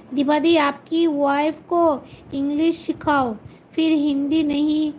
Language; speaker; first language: Hindi; non-native, local second language; Bangla